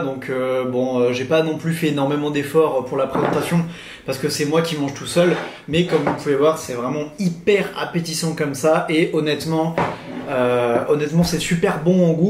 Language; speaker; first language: French; native; French